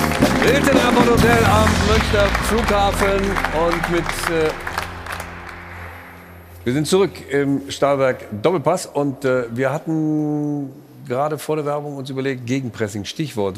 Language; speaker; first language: German; native; German